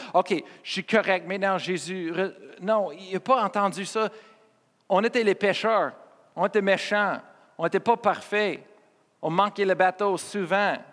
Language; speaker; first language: French; non-native, fluent; English